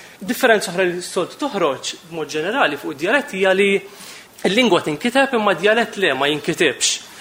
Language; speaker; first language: Maltese; native; Maltese